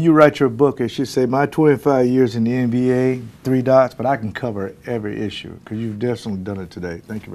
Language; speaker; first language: English; native; English